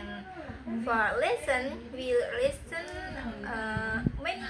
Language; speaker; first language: English; non-native, learner; Indonesian